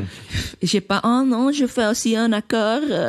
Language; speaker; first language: French; non-native, learner; Dutch